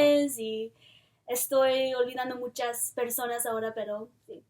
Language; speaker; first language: Spanish; non-native, fluent; English